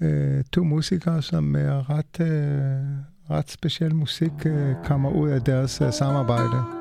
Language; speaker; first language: Danish; non-native, fluent; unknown